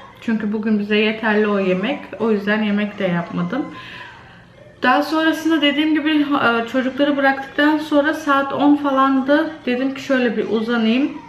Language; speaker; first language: Turkish; early bilingual, other home language; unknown